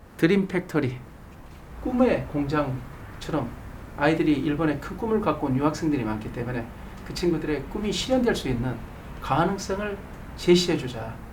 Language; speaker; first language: Korean; native; Korean